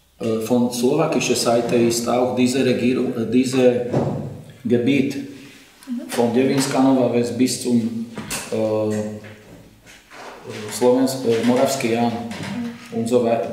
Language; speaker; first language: German; non-native, learner; Slovak